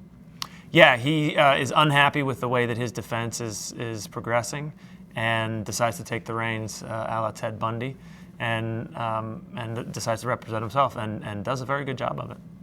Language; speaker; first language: English; native; English